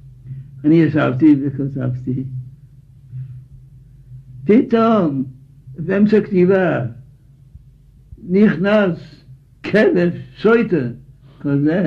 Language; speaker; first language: Hebrew; non-native, fluent; Yiddish